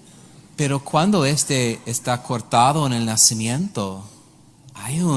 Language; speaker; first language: Spanish; non-native, learner; English